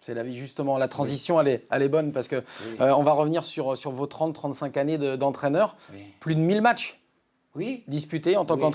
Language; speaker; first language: French; native; French